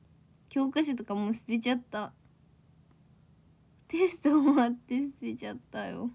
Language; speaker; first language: Japanese; native; Japanese